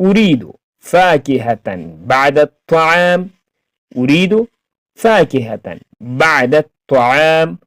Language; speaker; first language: Arabic; non-native, fluent; Pashto